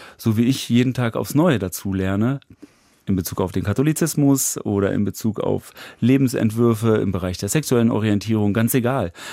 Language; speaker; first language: German; native; German